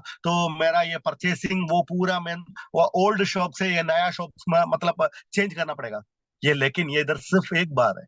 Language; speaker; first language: Hindi; non-native, local second language; Malayalam